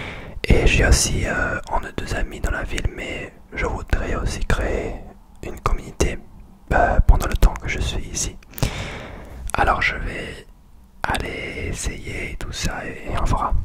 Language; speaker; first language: French; non-native, learner; English